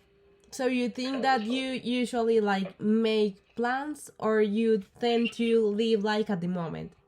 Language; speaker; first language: English; non-native, learner; Spanish